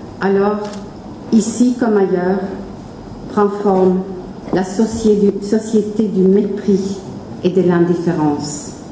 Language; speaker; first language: French; non-native, fluent; Norwegian